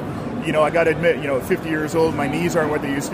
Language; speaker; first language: English; native; English